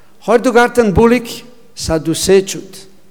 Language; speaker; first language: Mongolian; non-native, learner; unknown